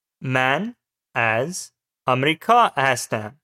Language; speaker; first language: Persian; non-native, learner; English